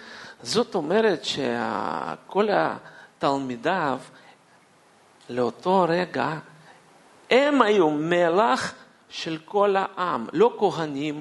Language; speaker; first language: Hebrew; non-native, fluent; Russian